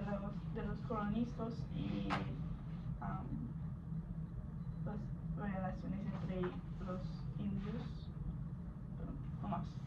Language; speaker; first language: Spanish; non-native, learner; English